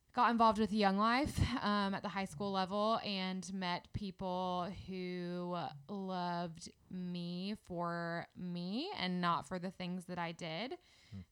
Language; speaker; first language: English; native; English